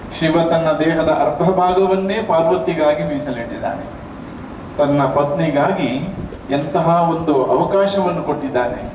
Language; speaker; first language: Kannada; native; Kannada